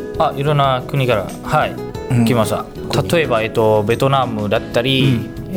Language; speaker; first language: Japanese; non-native, fluent; Indonesian